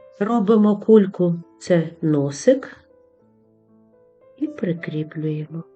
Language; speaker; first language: Ukrainian; native; Ukrainian